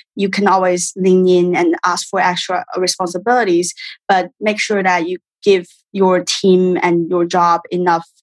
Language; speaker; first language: English; non-native, fluent; Chinese